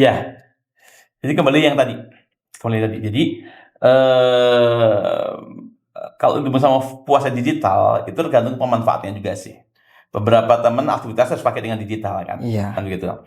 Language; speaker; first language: Indonesian; native; Indonesian